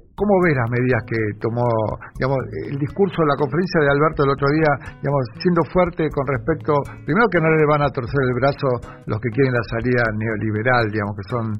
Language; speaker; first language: Spanish; native; Spanish